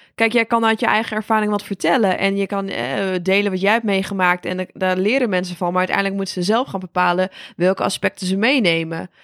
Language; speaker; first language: Dutch; native; Dutch